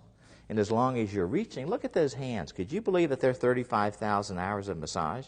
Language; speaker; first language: English; native; English